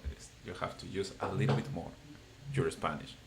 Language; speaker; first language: English; non-native, fluent; Spanish